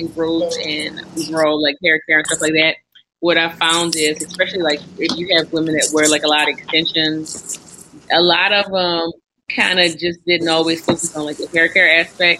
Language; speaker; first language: English; native; English